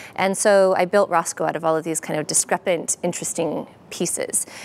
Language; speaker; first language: English; native; English